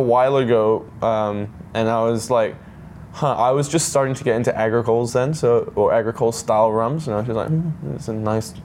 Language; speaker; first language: English; native; English